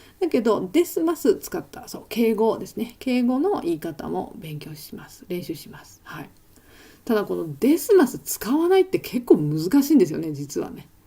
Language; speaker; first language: Japanese; native; Japanese